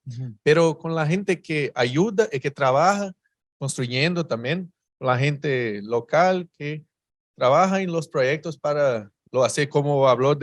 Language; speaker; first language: Spanish; non-native, learner; Portuguese